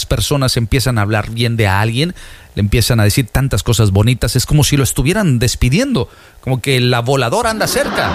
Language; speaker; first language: Spanish; native; Spanish